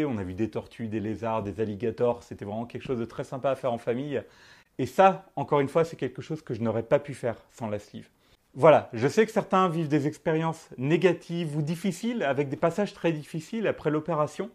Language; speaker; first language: French; native; French